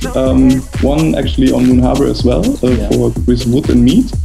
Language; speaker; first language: English; non-native, fluent; German